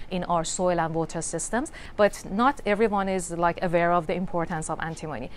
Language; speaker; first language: English; non-native, fluent; Persian